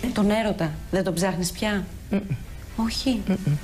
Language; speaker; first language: Greek; native; Greek